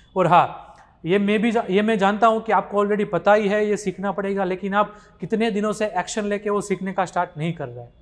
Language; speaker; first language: Hindi; non-native, local second language; Gujarati